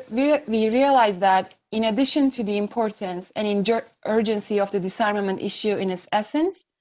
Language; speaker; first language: English; non-native, fluent; Turkish